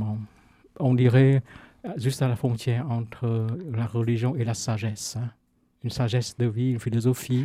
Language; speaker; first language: French; non-native, fluent; Vietnamese